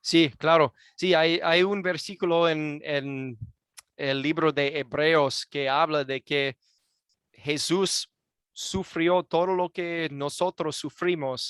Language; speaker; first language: Spanish; non-native, fluent; English